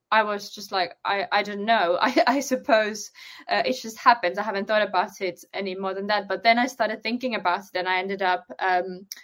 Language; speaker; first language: English; non-native, fluent; Finnish